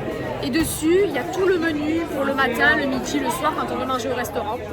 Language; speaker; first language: French; native; French